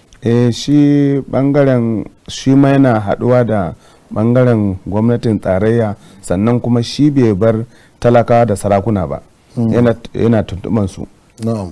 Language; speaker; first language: Hausa; non-native, local second language; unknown